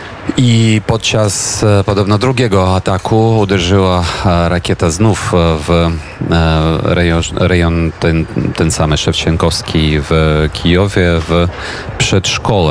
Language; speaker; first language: Polish; non-native, fluent; Ukrainian